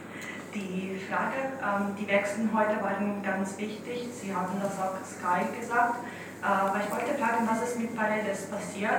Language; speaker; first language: German; non-native, fluent; Italian